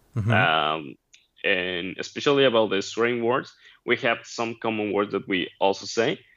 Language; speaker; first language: English; non-native, fluent; Spanish